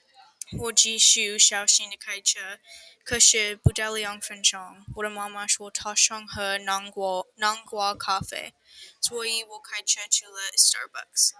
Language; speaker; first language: Chinese; non-native, learner; English